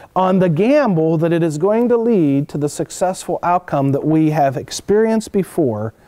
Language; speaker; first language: English; native; English